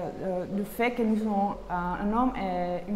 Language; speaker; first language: French; non-native, fluent; Italian